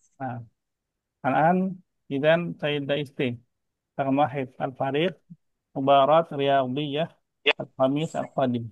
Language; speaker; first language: Arabic; non-native, fluent; Indonesian